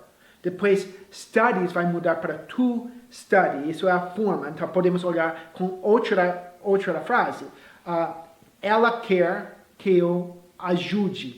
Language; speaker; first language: Portuguese; non-native, fluent; English